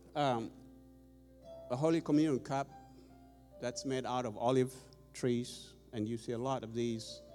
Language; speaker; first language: English; non-native, fluent; Amharic